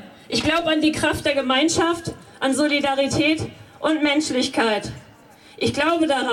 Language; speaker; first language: German; native; German